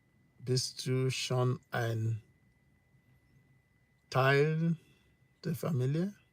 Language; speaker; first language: German; non-native, learner; English